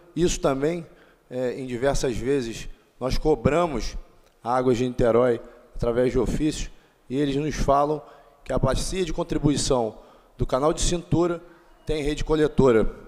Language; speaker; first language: Portuguese; native; Portuguese